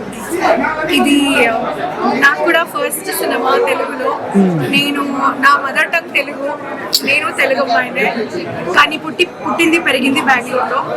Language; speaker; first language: Telugu; early bilingual, heritage; Telugu